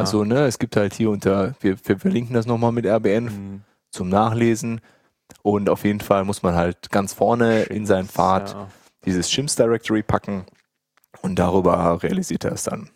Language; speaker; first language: German; native; German